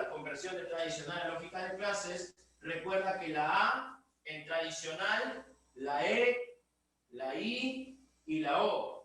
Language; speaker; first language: Spanish; native; Spanish